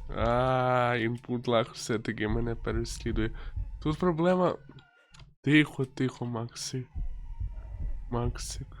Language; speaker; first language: Ukrainian; non-native, local second language; Russian